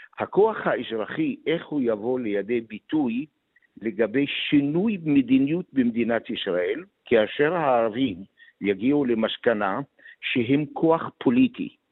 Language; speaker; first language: Hebrew; non-native, local second language; Arabic